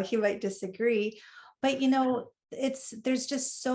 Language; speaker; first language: English; native; English